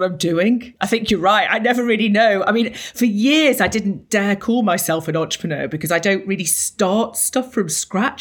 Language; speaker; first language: English; native; English